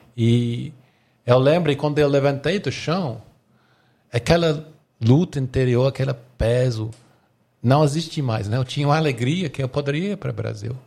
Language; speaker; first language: Portuguese; non-native, fluent; English